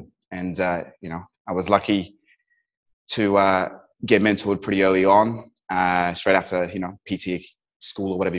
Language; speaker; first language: English; non-native, local second language; Nepali